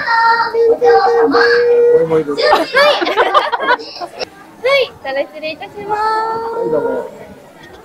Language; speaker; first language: Japanese; native; Japanese